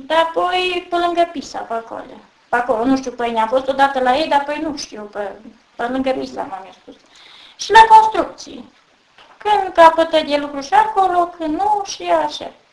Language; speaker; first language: Romanian; native; Romanian